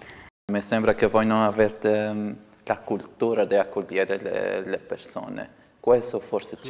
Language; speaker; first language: Italian; non-native, fluent; Portuguese